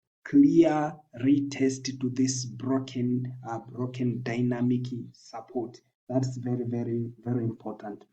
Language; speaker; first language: English; non-native, local second language; Swahili